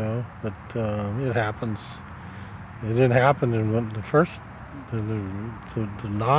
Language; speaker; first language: English; native; English